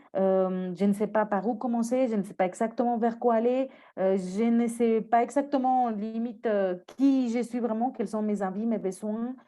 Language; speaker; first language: French; non-native, fluent; Spanish